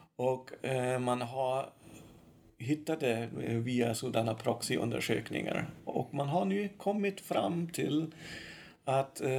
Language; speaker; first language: Swedish; non-native, fluent; German